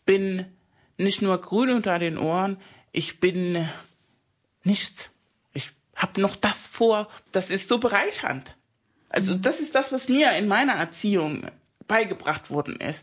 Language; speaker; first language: German; non-native, fluent; Spanish